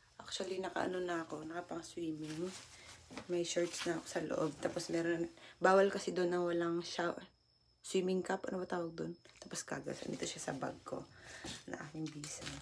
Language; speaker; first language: Filipino; native; Filipino